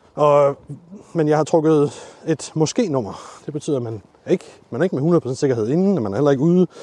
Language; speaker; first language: Danish; native; Danish